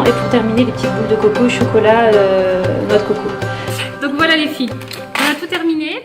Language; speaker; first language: French; native; French